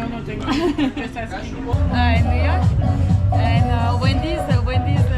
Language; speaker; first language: English; non-native, learner; French